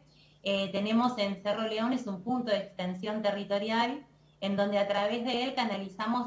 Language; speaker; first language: Spanish; native; Spanish